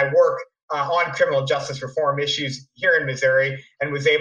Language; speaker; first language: English; native; English